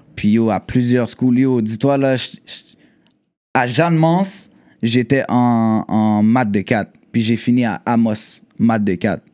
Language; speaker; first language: French; native; French